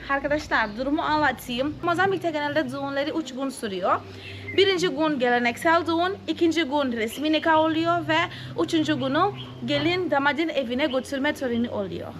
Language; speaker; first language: Turkish; non-native, fluent; Portuguese